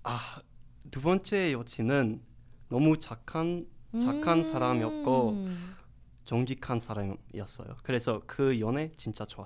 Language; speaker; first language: Korean; non-native, learner; English